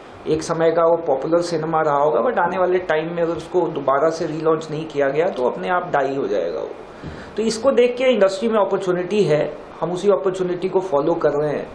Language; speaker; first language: Hindi; native; Hindi